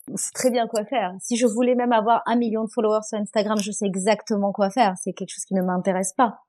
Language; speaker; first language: French; non-native, local second language; Arabic